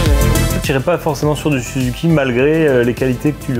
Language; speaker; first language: French; native; French